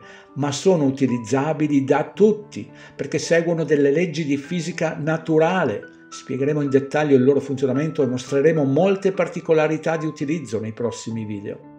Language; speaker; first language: Italian; native; Italian